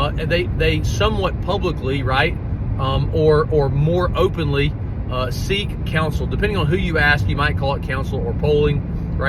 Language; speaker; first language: English; native; English